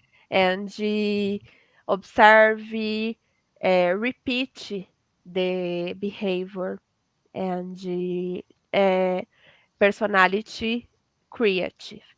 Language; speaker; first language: English; non-native, learner; Portuguese